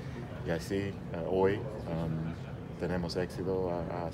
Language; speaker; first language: Spanish; non-native, learner; English